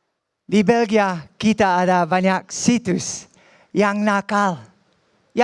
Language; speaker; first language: Indonesian; non-native, fluent; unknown